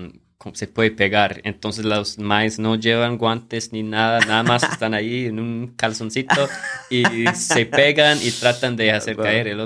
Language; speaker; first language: Spanish; non-native, fluent; English